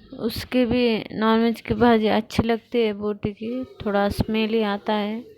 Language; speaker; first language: Hindi; non-native, local second language; Marathi